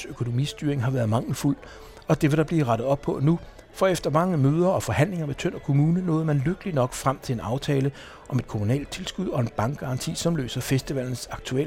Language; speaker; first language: Danish; native; Danish